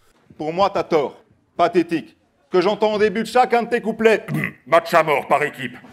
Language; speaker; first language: French; native; French